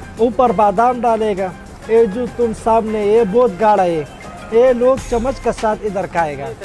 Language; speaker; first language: Hindi; non-native, learner; Pashto